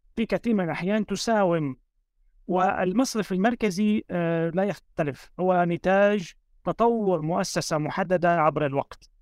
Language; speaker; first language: Arabic; native; Arabic